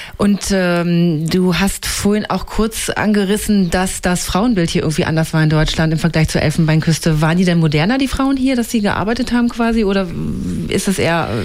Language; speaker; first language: German; native; German